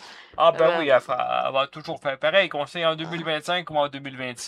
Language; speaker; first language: French; native; French